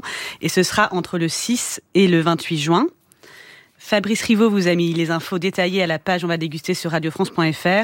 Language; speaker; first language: French; native; French